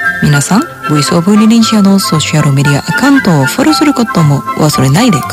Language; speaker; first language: Japanese; non-native, fluent; Indonesian